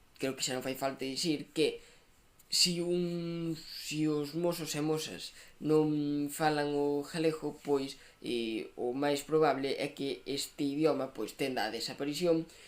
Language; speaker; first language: Galician; non-native, local second language; Spanish